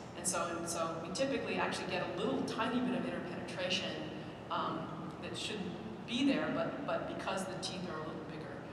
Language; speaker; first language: English; native; English